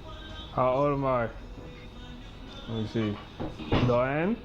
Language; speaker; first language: English; native; English